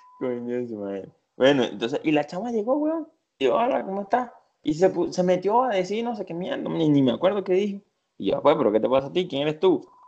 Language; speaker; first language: Spanish; native; Spanish